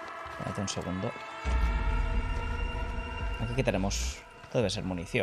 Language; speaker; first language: Spanish; native; Spanish